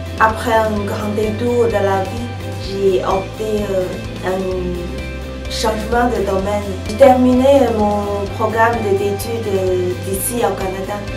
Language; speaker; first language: French; non-native, fluent; Chinese